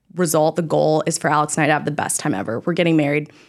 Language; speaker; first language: English; native; English